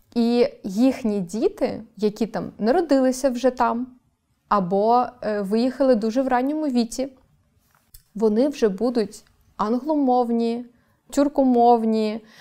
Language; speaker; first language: Ukrainian; non-native, local second language; Crimean Tatar